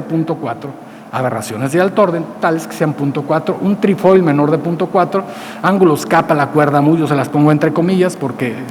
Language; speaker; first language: Spanish; native; Spanish